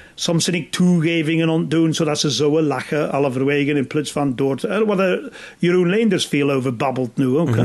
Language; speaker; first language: Dutch; non-native, fluent; English